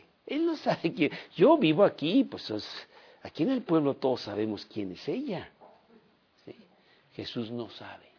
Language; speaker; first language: Spanish; native; Spanish